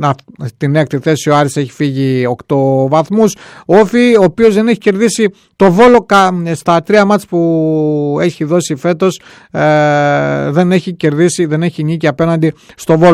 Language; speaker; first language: Greek; native; Greek